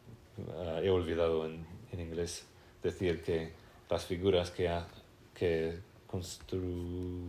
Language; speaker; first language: Spanish; non-native, fluent; English